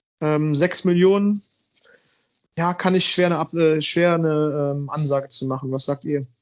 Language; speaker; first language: German; native; German